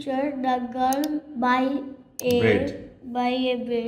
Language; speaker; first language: English; non-native, learner; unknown